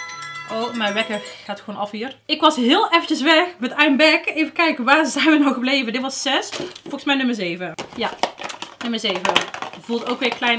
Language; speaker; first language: Dutch; native; Dutch